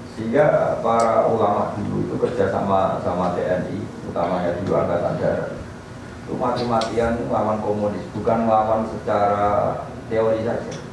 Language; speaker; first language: Malay; non-native, local second language; Javanese